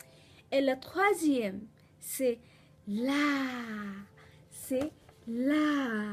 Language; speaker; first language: French; non-native, learner; Nepali